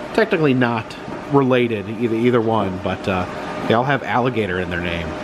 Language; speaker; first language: English; native; English